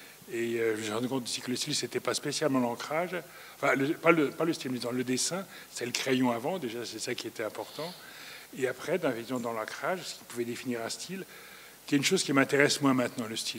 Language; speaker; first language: French; native; French